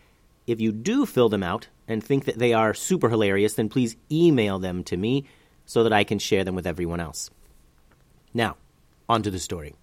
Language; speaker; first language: English; native; English